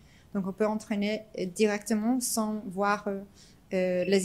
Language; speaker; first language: French; non-native, fluent; English